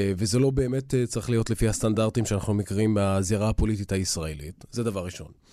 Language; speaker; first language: Hebrew; non-native, local second language; Arabic